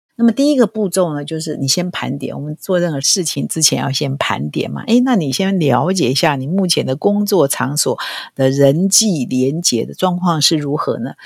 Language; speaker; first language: Chinese; native; Chinese